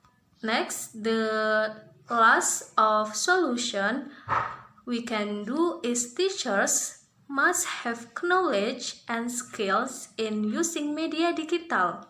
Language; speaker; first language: English; non-native, learner; Indonesian